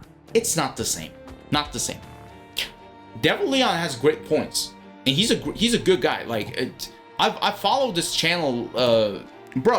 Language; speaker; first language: English; native; English